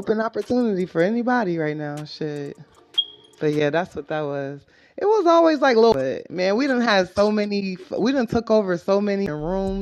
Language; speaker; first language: English; native; English